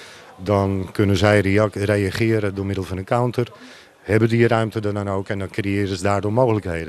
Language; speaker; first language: Dutch; native; Dutch